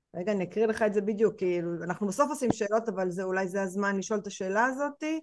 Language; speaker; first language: Hebrew; native; Hebrew